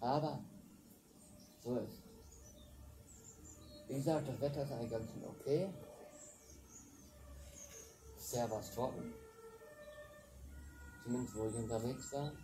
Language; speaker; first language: German; native; German